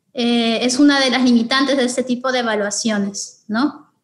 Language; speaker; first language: Spanish; native; Spanish